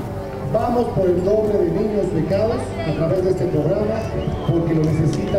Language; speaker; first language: Spanish; native; Spanish